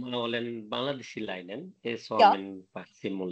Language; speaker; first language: Finnish; non-native, learner; Bangla